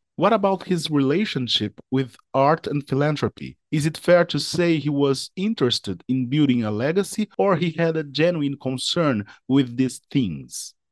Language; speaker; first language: English; non-native, fluent; Portuguese